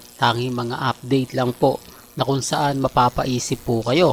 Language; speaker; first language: Filipino; native; Filipino